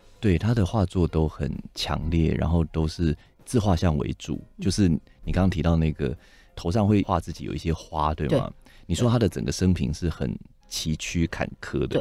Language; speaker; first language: Chinese; native; Chinese